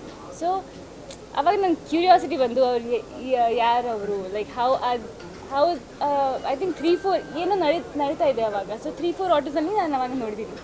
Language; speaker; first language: Kannada; non-native, learner; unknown